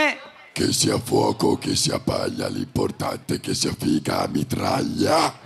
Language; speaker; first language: Italian; native; Italian